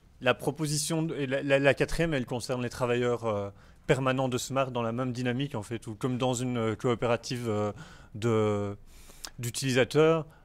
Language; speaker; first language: French; native; French